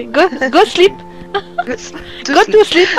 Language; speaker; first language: English; non-native, learner; French